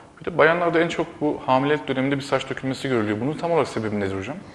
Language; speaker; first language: Turkish; native; Turkish